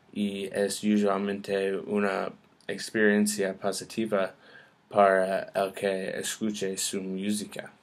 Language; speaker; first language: Spanish; non-native, learner; English